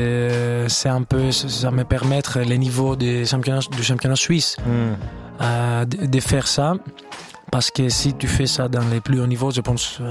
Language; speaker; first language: French; non-native, fluent; Greek